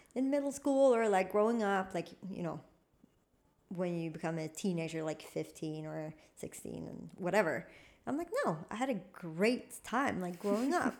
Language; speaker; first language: English; non-native, fluent; Swedish